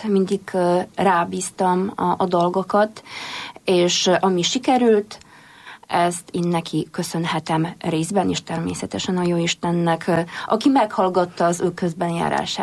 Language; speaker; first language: Hungarian; non-native, fluent; Polish